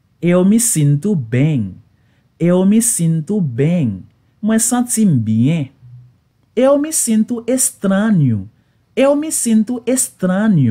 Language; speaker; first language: Portuguese; non-native, learner; Haitian Creole